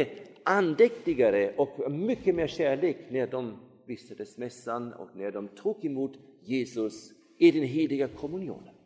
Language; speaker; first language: Swedish; non-native, fluent; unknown